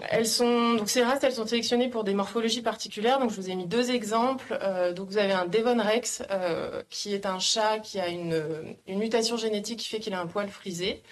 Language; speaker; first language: French; native; French